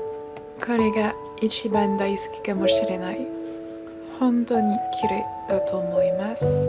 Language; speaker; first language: Japanese; non-native, learner; French